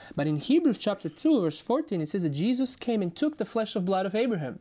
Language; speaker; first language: English; non-native, fluent; Croatian